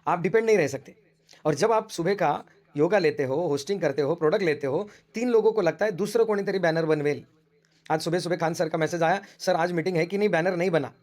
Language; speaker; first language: Hindi; non-native, local second language; Marathi